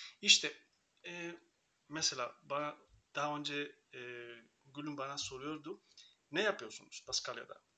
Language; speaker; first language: Turkish; non-native, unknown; Spanish